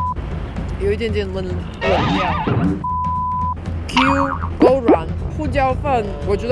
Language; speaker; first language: Chinese; non-native, fluent; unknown